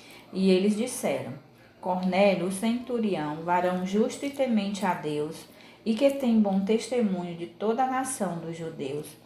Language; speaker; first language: Portuguese; native; Portuguese